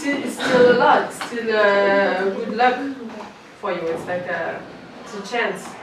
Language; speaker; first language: English; non-native, fluent; French